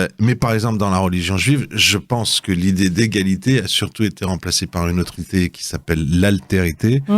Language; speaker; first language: French; native; French